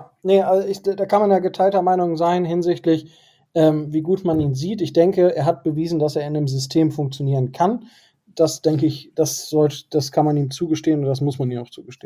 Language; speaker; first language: German; native; German